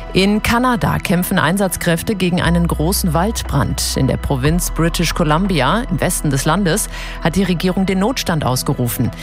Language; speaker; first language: German; native; German